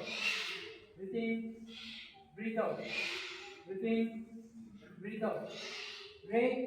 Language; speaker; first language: English; non-native, local second language; Kannada